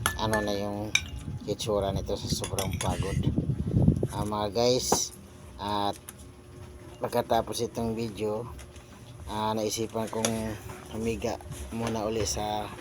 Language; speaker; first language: Filipino; non-native, local second language; Cebuano